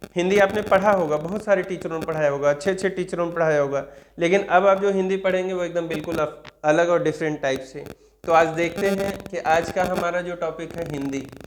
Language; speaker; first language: Hindi; native; Hindi